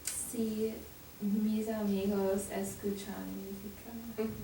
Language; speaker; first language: Spanish; non-native, learner; English